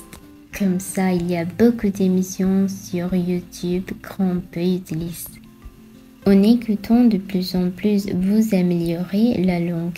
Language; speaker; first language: French; non-native, fluent; Sinhala